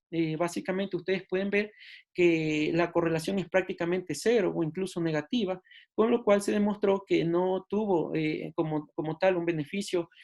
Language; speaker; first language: Spanish; native; Spanish